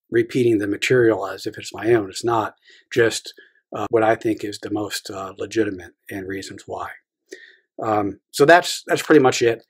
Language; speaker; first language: English; native; English